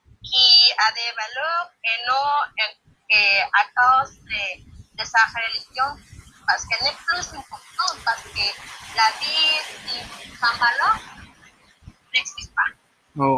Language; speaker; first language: Spanish; non-native, learner; French